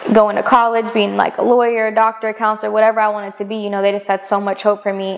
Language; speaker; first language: English; native; English